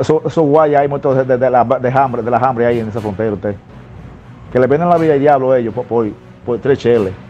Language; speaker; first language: Spanish; native; Spanish